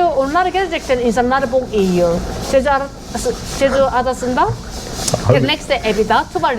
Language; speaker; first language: Turkish; non-native, learner; Korean